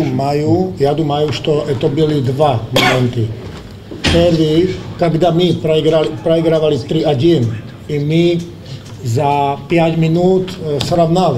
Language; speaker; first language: Russian; non-native, learner; Slovak